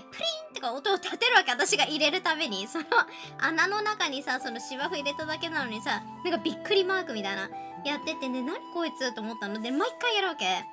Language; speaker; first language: Japanese; native; Japanese